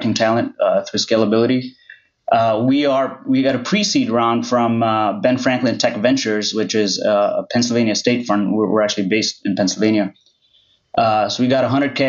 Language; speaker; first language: English; non-native, local second language; Gujarati